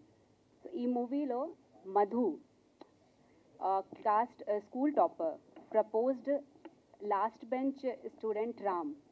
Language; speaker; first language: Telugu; non-native, learner; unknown